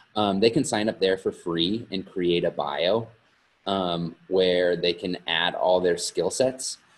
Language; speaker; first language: English; native; English